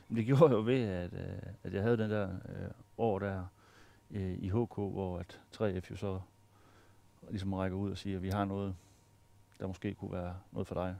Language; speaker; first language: Danish; native; Danish